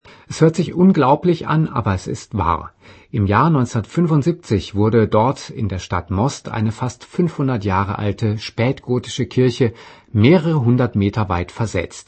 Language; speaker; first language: German; native; German